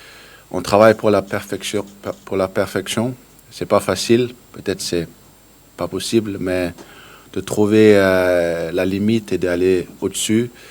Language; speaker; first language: French; non-native, learner; Danish